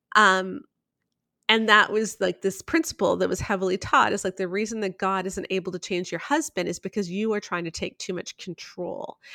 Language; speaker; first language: English; native; English